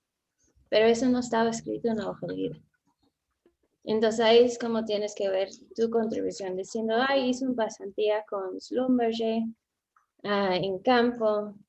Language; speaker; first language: Spanish; non-native, fluent; English